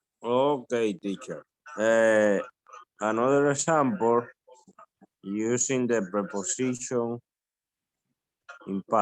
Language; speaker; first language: English; non-native, learner; Spanish